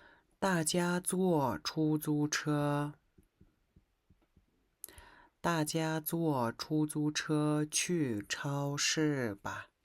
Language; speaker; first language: Chinese; non-native, fluent; Mongolian